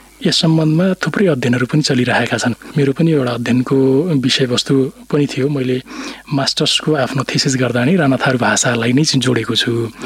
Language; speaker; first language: Nepali; non-native, local second language; Rana Tharu